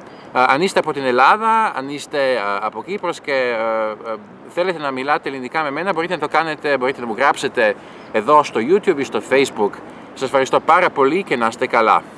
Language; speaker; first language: Greek; non-native, fluent; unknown